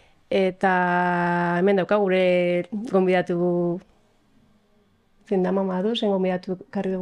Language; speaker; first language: Basque; native; Basque